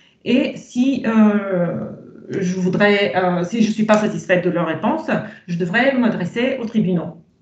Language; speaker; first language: French; non-native, fluent; Bulgarian